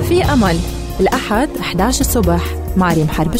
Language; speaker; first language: Arabic; native; Arabic